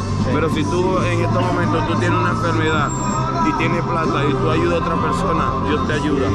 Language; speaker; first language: Spanish; native; Spanish